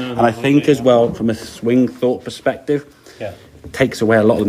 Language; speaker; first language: English; native; English